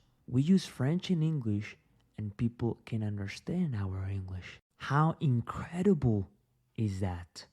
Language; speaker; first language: English; non-native, fluent; Spanish